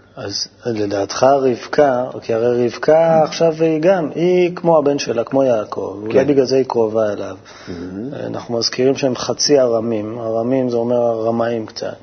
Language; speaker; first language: Hebrew; native; Hebrew